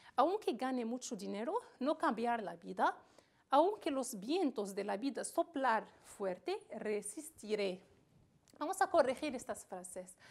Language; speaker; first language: Spanish; non-native, fluent; Arabic